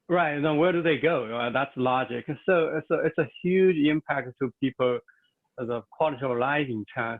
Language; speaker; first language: English; non-native, fluent; Chinese